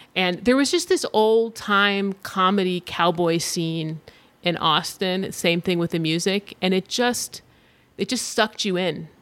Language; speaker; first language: English; native; English